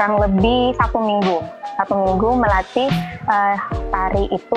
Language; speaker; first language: Indonesian; native; Indonesian